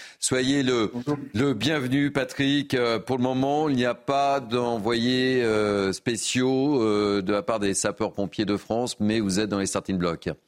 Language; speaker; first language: French; native; French